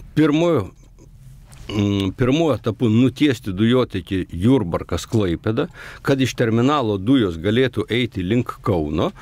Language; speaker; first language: Lithuanian; native; Lithuanian